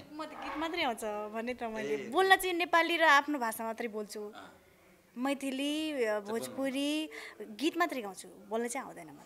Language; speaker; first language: Nepali; non-native, local second language; Dangaura Tharu